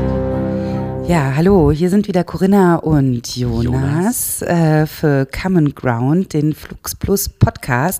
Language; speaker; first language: German; native; German